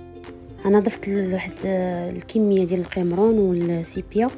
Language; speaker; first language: Arabic; native; Arabic